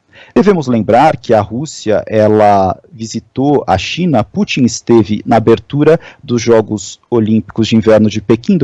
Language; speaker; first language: Portuguese; native; Portuguese